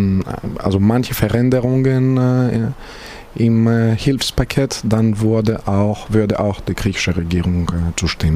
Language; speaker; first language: German; non-native, fluent; Greek